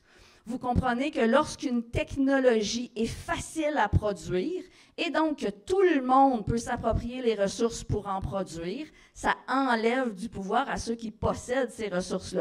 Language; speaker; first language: French; native; French